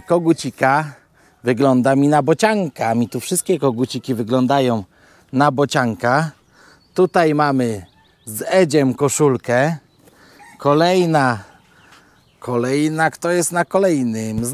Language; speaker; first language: Polish; native; Polish